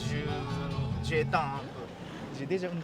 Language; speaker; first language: French; non-native, learner; Japanese